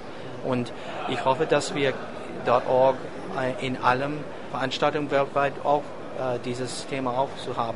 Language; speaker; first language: German; non-native, fluent; English